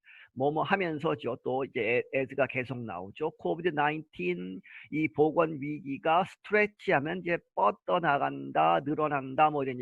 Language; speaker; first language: Korean; native; Korean